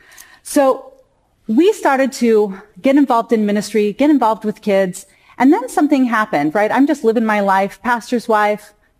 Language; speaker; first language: English; native; English